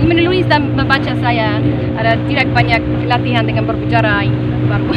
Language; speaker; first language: Indonesian; non-native, learner; English